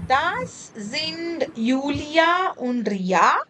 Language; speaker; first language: German; non-native, learner; Tamil